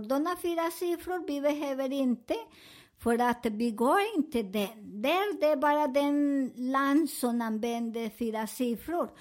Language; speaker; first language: Swedish; non-native, learner; Spanish